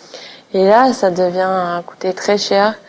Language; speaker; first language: French; non-native, fluent; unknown